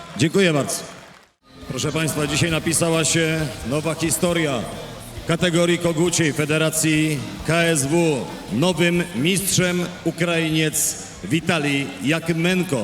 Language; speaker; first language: Polish; native; Polish